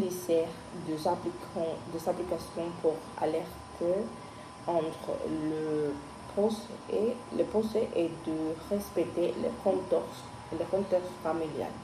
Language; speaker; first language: French; non-native, learner; Spanish